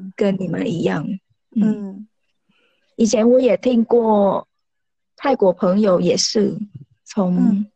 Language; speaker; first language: Chinese; non-native, fluent; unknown